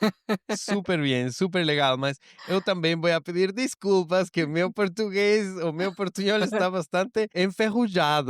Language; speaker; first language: Portuguese; non-native, learner; Spanish